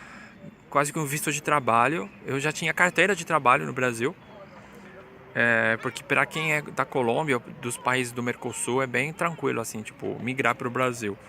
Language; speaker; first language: Portuguese; non-native, fluent; Spanish